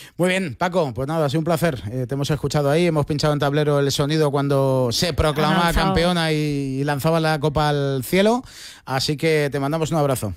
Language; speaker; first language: Spanish; native; Spanish